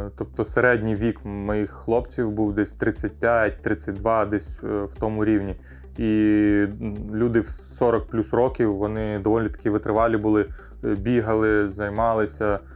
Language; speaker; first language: Ukrainian; non-native, local second language; Russian